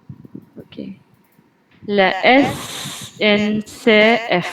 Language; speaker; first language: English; non-native, local second language; Urdu